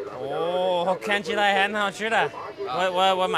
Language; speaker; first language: Chinese; non-native, learner; English